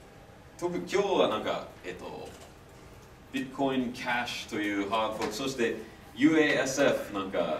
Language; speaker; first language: Japanese; non-native, fluent; English